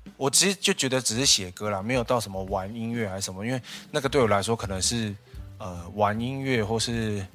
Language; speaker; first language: Chinese; non-native, local second language; Hakka Chinese